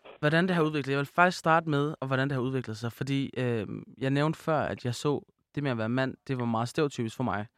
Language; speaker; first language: Danish; early bilingual, other home language; Arabic